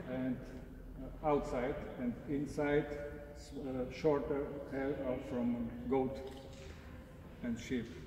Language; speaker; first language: English; non-native, learner; Slovak